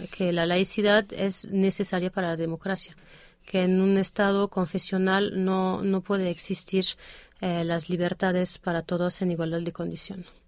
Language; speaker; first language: Spanish; non-native, fluent; French